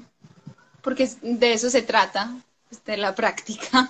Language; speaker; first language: Spanish; non-native, fluent; English